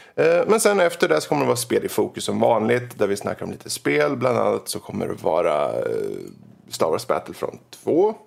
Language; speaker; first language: Swedish; native; Swedish